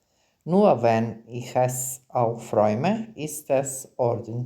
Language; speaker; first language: German; non-native, fluent; Serbian